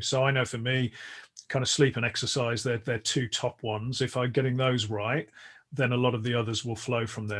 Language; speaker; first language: English; native; English